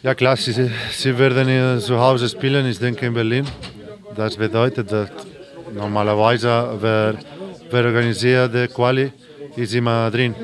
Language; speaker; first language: German; non-native, fluent; Spanish